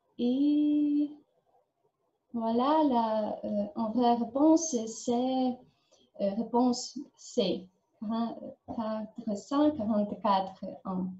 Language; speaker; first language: French; non-native, learner; Ukrainian